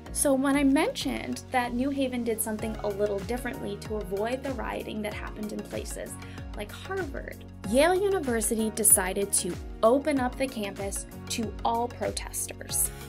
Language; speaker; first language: English; native; English